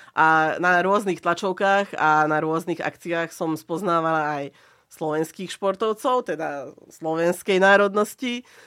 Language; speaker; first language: Slovak; non-native, local second language; Hungarian